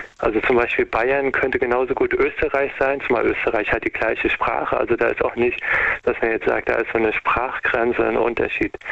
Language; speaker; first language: German; native; German